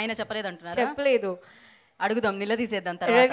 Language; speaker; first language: Telugu; native; Telugu